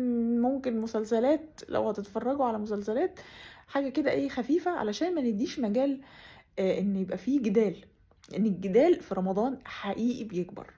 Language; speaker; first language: Arabic; native; Arabic